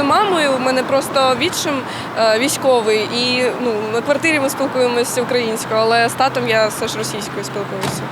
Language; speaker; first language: Ukrainian; non-native, local second language; Russian